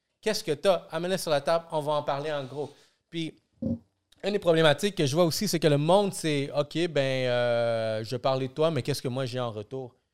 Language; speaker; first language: French; early bilingual, other home language; Spanish